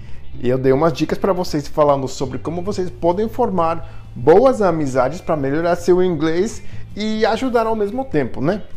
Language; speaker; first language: Portuguese; non-native, fluent; English